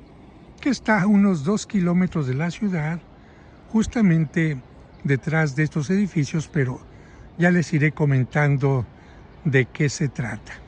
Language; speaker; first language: Spanish; native; Spanish